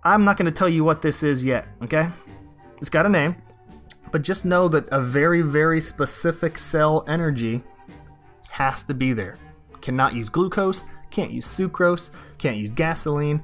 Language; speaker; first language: English; native; English